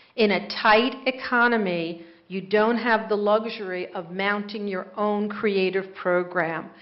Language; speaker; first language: English; native; English